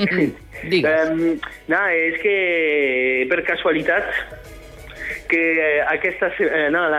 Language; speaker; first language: Catalan; non-native, fluent; French